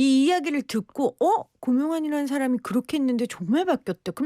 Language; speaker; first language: Korean; native; Korean